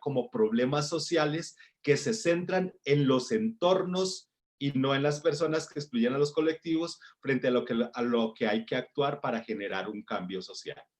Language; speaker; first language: Spanish; native; Spanish